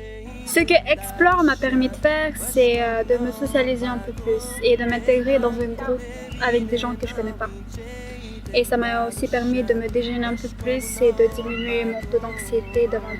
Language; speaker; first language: French; non-native, local second language; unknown